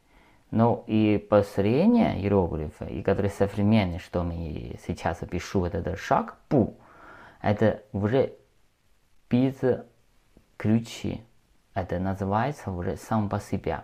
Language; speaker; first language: Russian; non-native, learner; Chinese